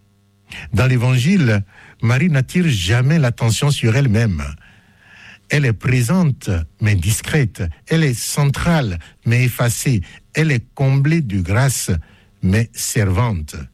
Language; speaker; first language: French; native; French